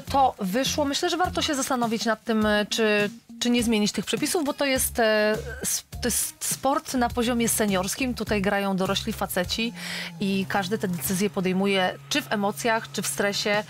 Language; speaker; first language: Polish; native; Polish